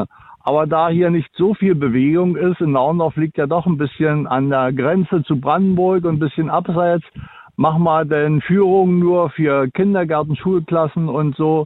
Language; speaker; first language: German; native; German